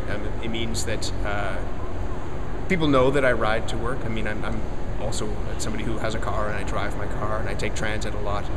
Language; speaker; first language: English; native; English